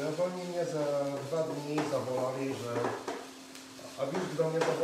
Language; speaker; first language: Czech; non-native, fluent; Polish